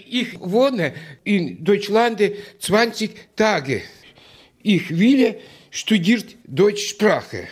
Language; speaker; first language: German; non-native, learner; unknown